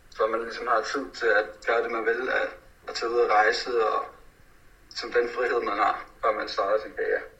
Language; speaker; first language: Danish; early bilingual, other home language; Faroese